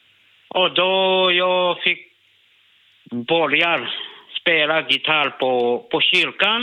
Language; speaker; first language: Swedish; non-native, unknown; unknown